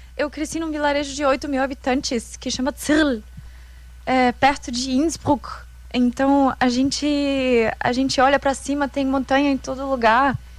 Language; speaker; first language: Portuguese; non-native, fluent; German